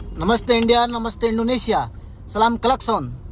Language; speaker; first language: Indonesian; non-native, learner; Hindi